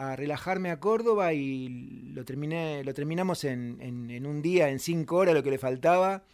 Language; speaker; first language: Spanish; native; Spanish